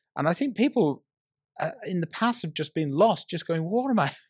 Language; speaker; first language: English; native; English